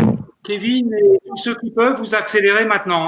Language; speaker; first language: French; native; French